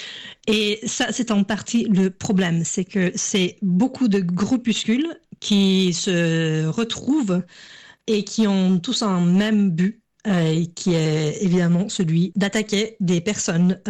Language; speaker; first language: French; non-native, fluent; English